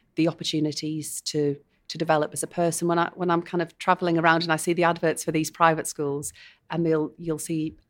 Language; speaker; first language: English; native; English